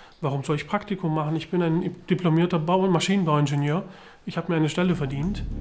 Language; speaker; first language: German; early bilingual, other home language; Greek